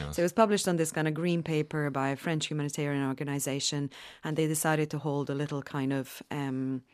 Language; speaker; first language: English; non-native, fluent; Bosnian